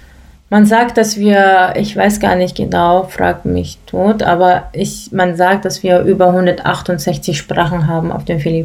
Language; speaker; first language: German; early bilingual, other home language; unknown